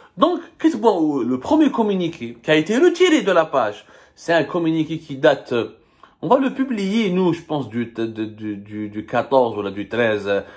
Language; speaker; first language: French; non-native, local second language; Arabic